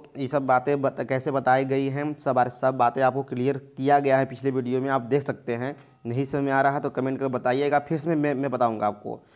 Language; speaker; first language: Hindi; native; Hindi